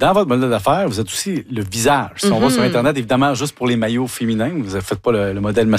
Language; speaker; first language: French; native; French